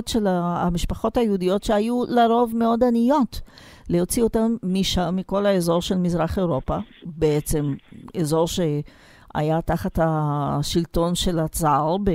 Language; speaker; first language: Hebrew; non-native, fluent; Portuguese